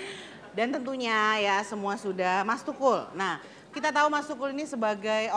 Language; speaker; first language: Indonesian; native; Indonesian